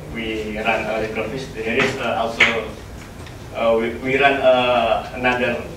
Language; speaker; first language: English; non-native, learner; Indonesian